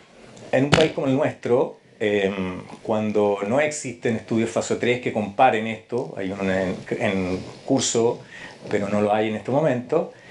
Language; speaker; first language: Spanish; native; Spanish